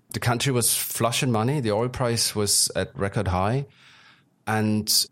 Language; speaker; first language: English; early bilingual, other home language; German